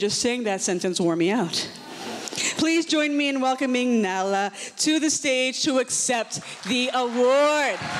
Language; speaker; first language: English; native; English